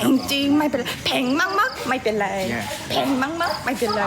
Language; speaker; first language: Thai; non-native, learner; Korean